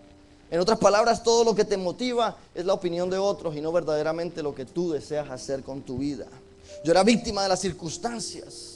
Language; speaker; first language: Spanish; native; Spanish